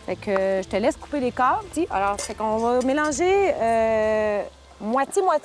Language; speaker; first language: French; native; French